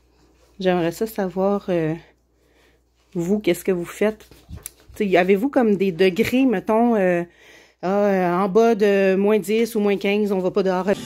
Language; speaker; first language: French; native; French